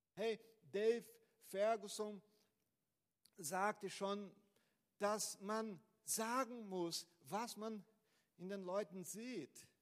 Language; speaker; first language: German; non-native, fluent; Portuguese